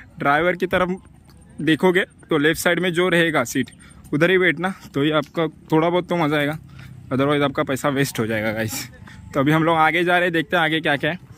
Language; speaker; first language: Hindi; non-native, local second language; Marathi